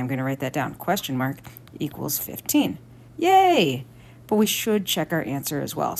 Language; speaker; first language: English; native; English